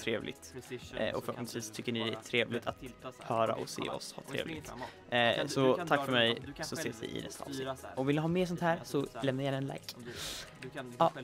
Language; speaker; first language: Swedish; native; Swedish